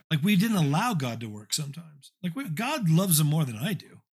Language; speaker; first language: English; native; English